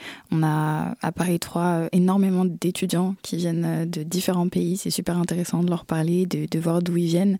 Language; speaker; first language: French; native; French